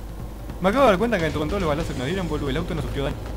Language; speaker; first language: Spanish; native; Spanish